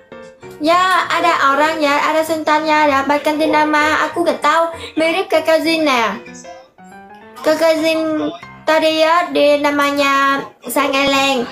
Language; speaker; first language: Indonesian; non-native, learner; Vietnamese